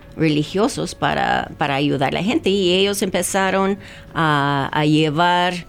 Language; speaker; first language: Spanish; non-native, fluent; English